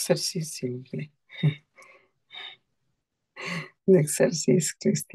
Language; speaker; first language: French; non-native, learner; Spanish